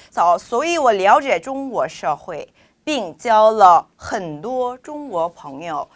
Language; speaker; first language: Chinese; non-native, fluent; Korean